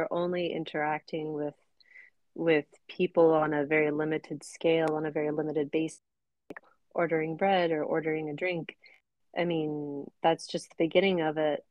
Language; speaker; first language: English; native; English